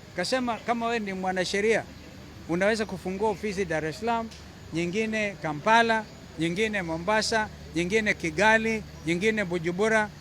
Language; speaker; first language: Swahili; non-native, local second language; Kamba